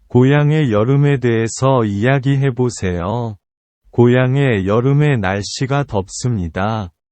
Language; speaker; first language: Korean; non-native, learner; Vietnamese